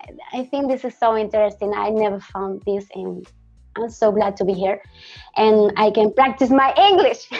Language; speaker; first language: English; non-native, learner; Spanish